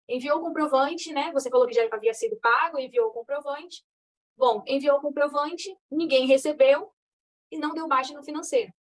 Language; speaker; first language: Portuguese; native; Portuguese